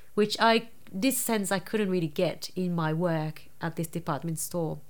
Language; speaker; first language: English; non-native, fluent; Japanese